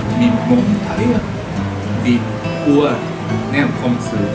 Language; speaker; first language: Vietnamese; non-native, learner; Japanese